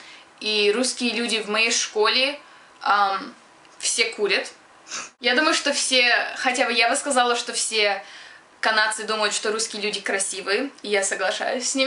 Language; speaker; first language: Russian; early bilingual, other home language; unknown